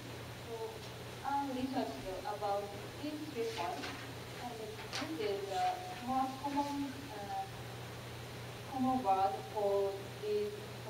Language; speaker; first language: English; non-native, fluent; Japanese